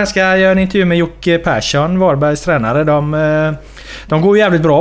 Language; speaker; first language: Swedish; native; Swedish